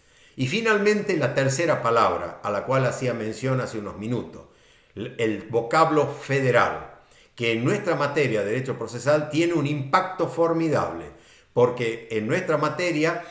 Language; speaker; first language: Spanish; native; Spanish